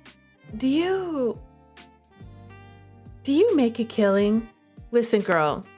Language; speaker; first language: English; native; English